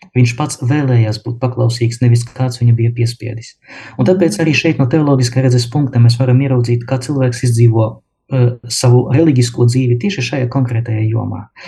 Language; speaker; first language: Latvian; non-native, local second language; Russian